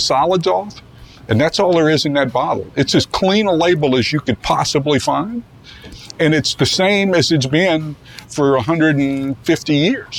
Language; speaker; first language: English; native; English